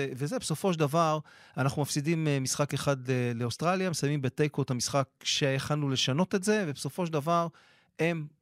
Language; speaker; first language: Hebrew; native; Hebrew